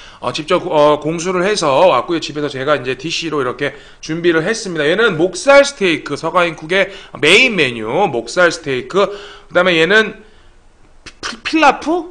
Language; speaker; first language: Korean; native; Korean